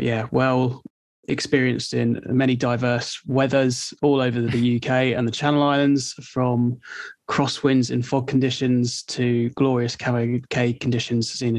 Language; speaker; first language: English; native; English